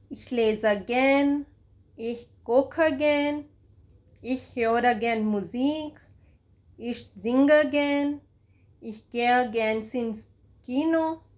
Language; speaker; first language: German; non-native, fluent; Hindi